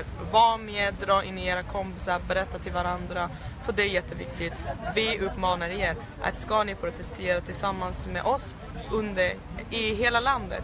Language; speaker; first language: Swedish; non-native, fluent; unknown